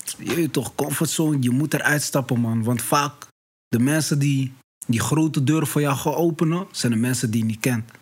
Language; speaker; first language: Dutch; early bilingual, other home language; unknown